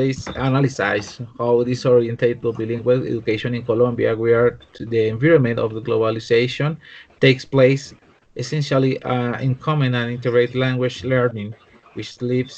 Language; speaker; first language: English; non-native, learner; Spanish